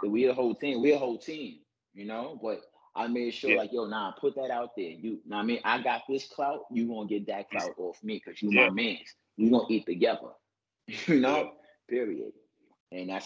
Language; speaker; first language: English; native; English